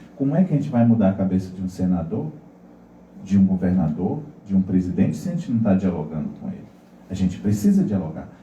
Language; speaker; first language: Portuguese; non-native, local second language; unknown